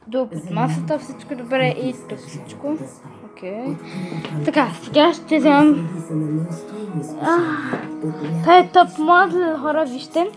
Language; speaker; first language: Bulgarian; early bilingual, heritage; Bulgarian